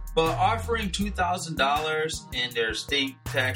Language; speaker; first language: English; native; English